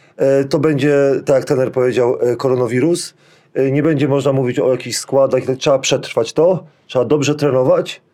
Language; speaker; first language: Polish; native; Polish